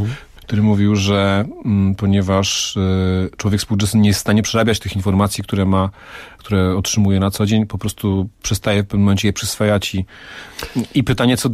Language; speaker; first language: Polish; native; Polish